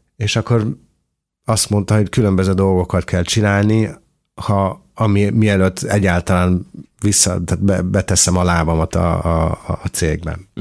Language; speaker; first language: Hungarian; early bilingual, other home language; Italian